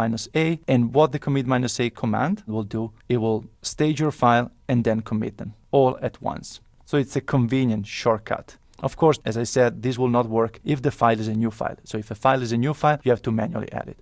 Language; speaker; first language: English; non-native, fluent; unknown